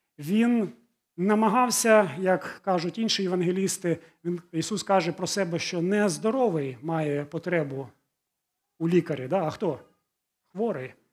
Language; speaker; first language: Ukrainian; non-native, local second language; Russian